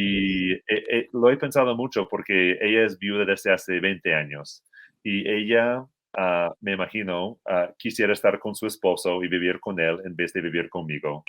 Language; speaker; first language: Spanish; non-native, fluent; English